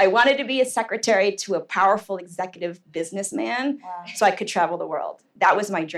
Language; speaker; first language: English; native; English